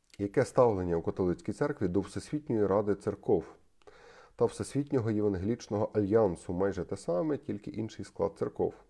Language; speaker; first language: Ukrainian; native; Ukrainian